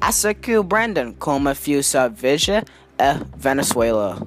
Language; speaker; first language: Spanish; non-native, learner; English